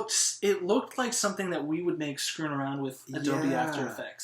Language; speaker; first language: English; native; English